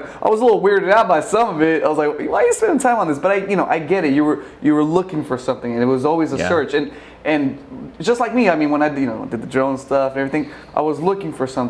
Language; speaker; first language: English; native; English